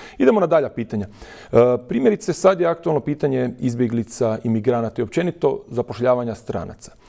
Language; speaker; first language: Croatian; native; Croatian